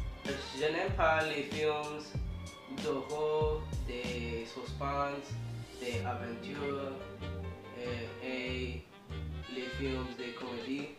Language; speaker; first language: French; non-native, learner; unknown